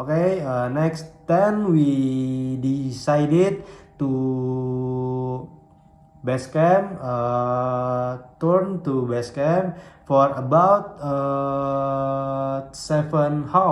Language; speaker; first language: English; non-native, learner; Indonesian